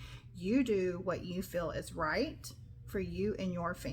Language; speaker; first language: English; native; English